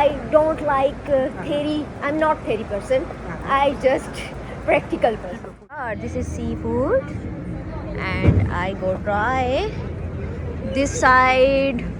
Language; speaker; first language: English; non-native, learner; Urdu